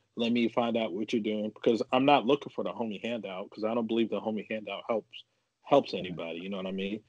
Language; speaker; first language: English; native; English